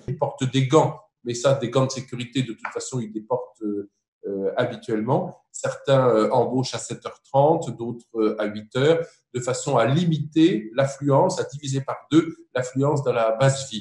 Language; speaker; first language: French; native; French